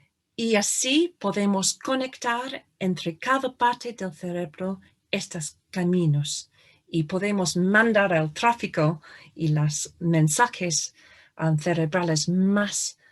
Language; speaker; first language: Spanish; non-native, fluent; English